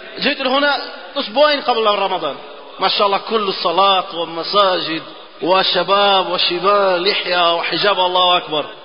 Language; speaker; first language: Arabic; non-native, fluent; Portuguese